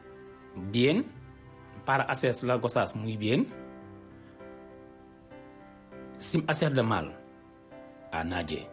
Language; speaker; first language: Spanish; non-native, learner; Wolof